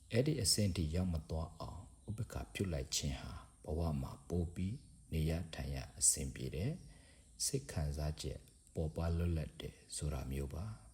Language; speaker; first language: Burmese; non-native, fluent; Korean